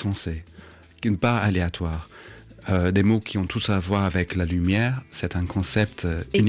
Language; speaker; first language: French; non-native, fluent; English